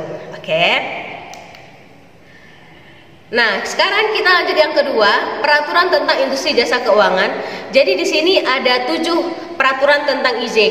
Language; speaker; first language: Indonesian; native; Indonesian